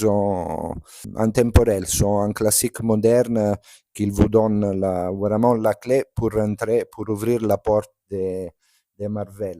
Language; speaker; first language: French; non-native, fluent; Italian